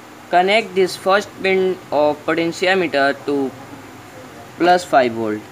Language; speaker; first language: English; non-native, learner; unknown